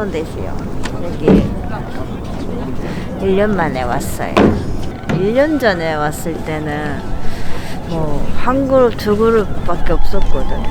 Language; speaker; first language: Korean; non-native, fluent; Japanese